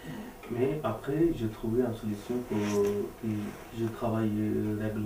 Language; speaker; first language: French; non-native, learner; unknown